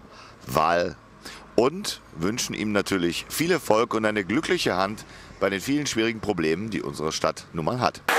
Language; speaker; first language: German; native; German